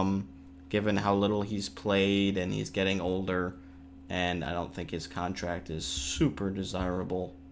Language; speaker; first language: English; native; English